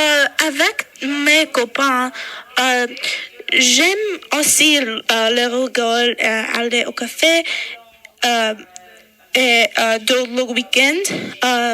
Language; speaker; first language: French; non-native, learner; English